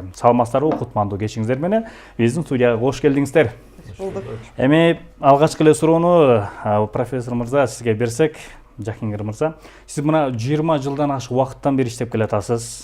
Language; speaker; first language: Kyrgyz; native; Kyrgyz